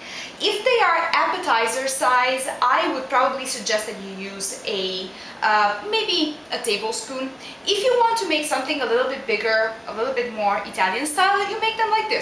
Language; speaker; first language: English; non-native, fluent; Italian